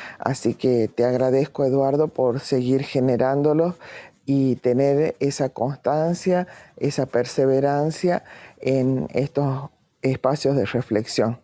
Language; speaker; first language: Spanish; native; Spanish